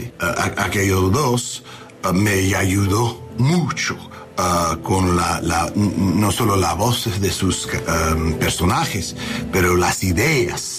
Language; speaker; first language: Spanish; non-native, learner; English